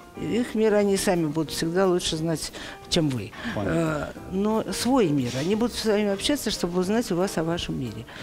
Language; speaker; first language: Russian; native; Russian